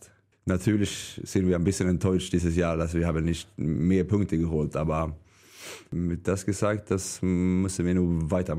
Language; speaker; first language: German; non-native, learner; Swedish